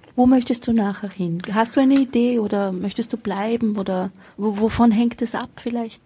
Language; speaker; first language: German; native; German